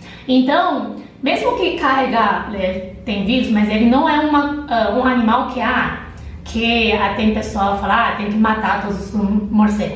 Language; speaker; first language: Portuguese; non-native, fluent; Chinese